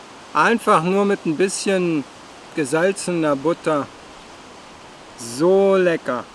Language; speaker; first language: German; native; German